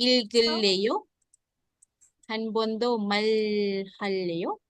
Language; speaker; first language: Korean; non-native, fluent; Indonesian